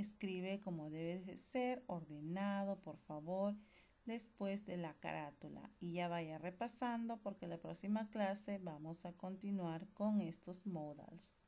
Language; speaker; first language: Spanish; native; Spanish